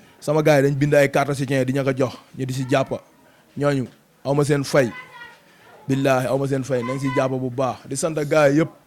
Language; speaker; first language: Wolof; native; Wolof